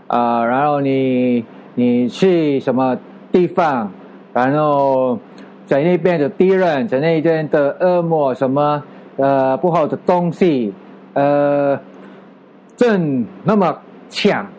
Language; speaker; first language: Chinese; non-native, fluent; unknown